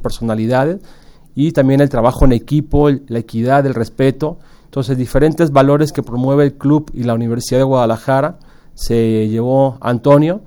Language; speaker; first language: Spanish; native; Spanish